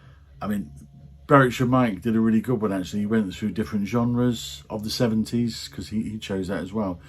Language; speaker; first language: English; native; English